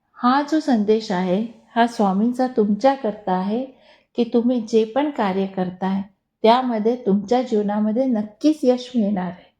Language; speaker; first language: Marathi; non-native, local second language; Hindi